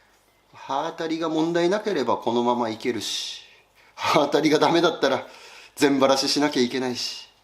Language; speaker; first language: Japanese; native; Japanese